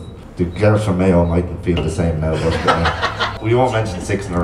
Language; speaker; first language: English; native; English